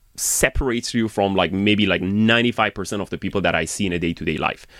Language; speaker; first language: English; non-native, fluent; Persian